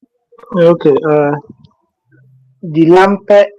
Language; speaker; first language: German; non-native, learner; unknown